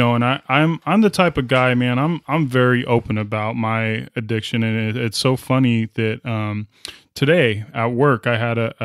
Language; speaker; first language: English; native; English